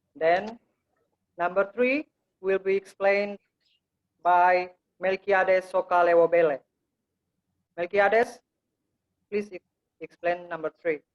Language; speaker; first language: English; non-native, learner; Indonesian